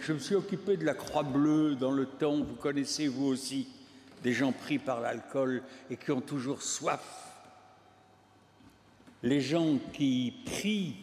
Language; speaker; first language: French; native; French